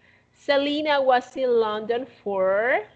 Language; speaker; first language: English; non-native, fluent; Spanish